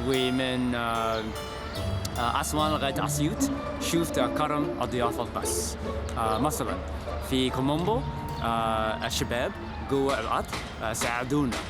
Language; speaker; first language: Arabic; non-native, fluent; English